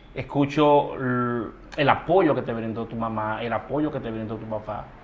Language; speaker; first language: Spanish; native; Spanish